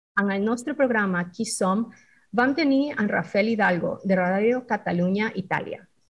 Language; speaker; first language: Catalan; non-native, fluent; Spanish